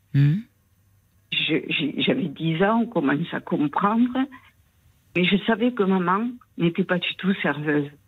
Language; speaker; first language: French; native; French